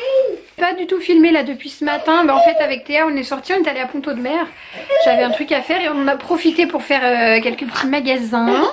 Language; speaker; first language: French; native; French